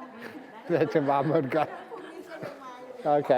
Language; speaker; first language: Thai; non-native, fluent; English